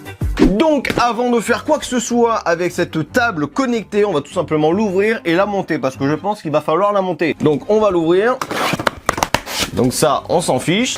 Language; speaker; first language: French; native; French